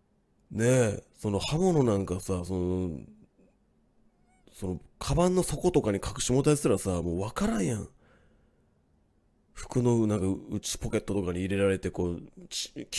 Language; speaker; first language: Japanese; native; Japanese